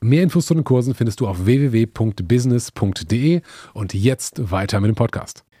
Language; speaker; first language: German; native; German